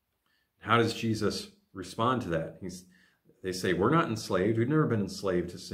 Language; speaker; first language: English; native; English